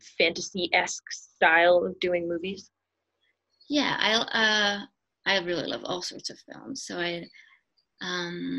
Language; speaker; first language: English; non-native, fluent; French